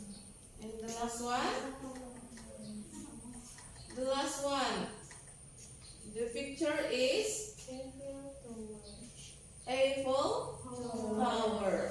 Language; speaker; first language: English; non-native, learner; Indonesian